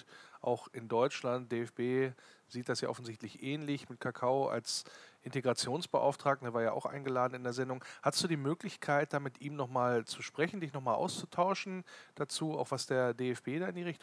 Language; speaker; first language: German; native; German